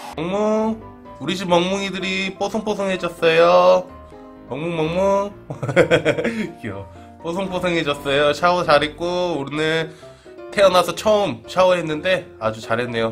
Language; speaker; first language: Korean; native; Korean